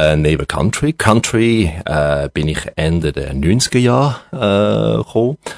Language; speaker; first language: German; non-native, local second language; French